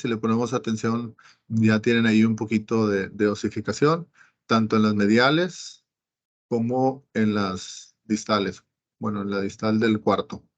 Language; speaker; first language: Spanish; native; Spanish